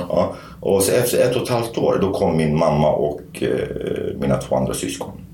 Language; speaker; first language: Swedish; non-native, fluent; Kurdish